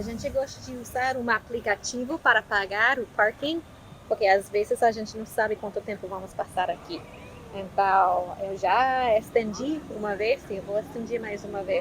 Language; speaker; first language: Portuguese; non-native, fluent; English